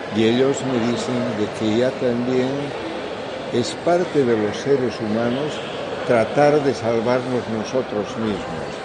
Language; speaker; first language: Spanish; native; Spanish